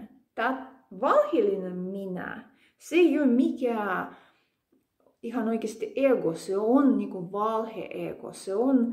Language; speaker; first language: Finnish; non-native, fluent; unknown